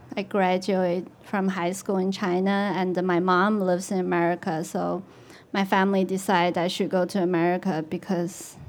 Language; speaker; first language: English; non-native, fluent; Chinese